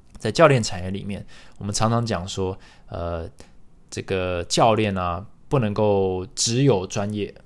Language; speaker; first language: Chinese; early bilingual, other home language; English